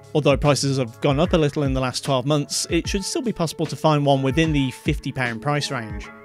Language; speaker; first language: English; native; English